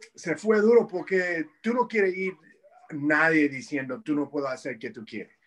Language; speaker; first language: Spanish; early bilingual, heritage; Spanish